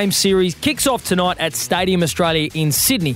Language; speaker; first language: English; native; English